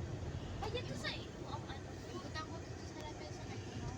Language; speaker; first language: Filipino; non-native, local second language; Bikol